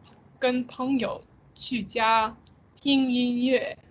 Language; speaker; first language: Chinese; non-native, learner; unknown